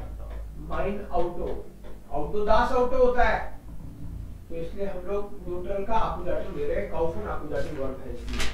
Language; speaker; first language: Hindi; native; Hindi